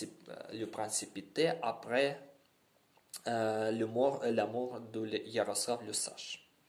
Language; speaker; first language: French; non-native, learner; Ukrainian